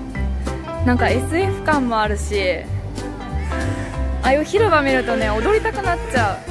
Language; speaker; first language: Japanese; native; Japanese